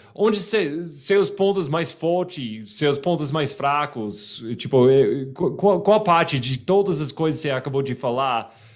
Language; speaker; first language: Portuguese; non-native, fluent; English